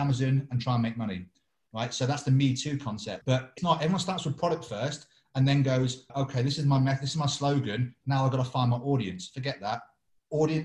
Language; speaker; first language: English; native; English